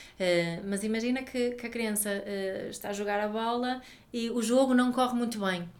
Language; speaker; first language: Portuguese; non-native, fluent; Swedish